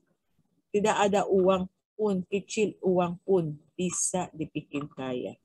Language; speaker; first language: Indonesian; non-native, learner; Filipino